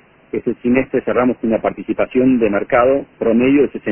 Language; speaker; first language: Spanish; native; Spanish